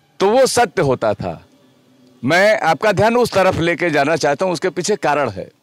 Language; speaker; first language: Hindi; native; Hindi